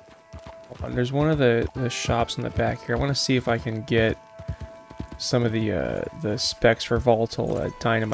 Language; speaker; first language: English; native; English